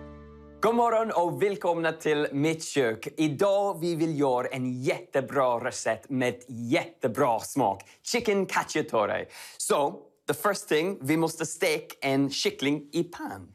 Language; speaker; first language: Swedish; non-native, learner; English